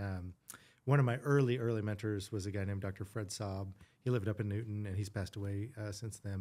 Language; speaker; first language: English; native; English